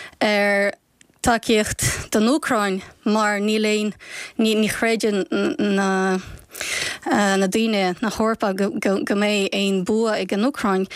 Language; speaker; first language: Irish; non-native, fluent; Ukrainian